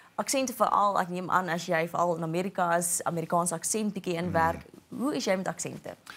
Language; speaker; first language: Afrikaans; native; Afrikaans